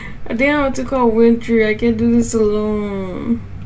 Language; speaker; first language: English; early bilingual, other home language; Spanish